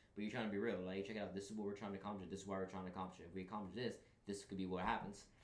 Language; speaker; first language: English; native; English